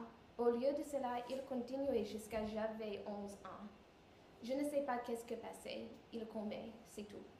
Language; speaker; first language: French; non-native, learner; English